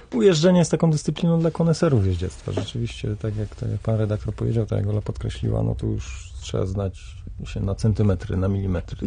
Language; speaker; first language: Polish; native; Polish